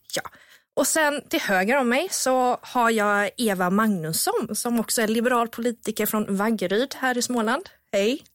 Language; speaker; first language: Swedish; native; Swedish